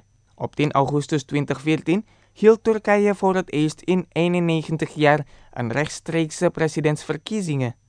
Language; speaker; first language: Dutch; non-native, fluent; Indonesian